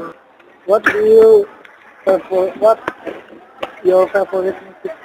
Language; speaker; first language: English; non-native, learner; Indonesian